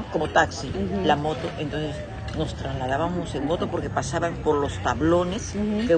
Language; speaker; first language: Spanish; native; Spanish